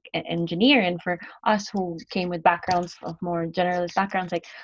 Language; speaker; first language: English; non-native, local second language; Filipino